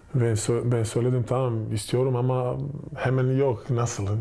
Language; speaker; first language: Turkish; non-native, fluent; Serbian